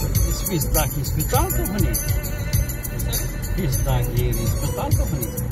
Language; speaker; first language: Dutch; non-native, learner; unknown